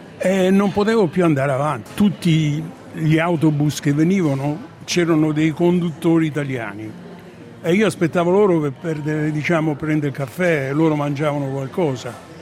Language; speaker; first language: Italian; native; Italian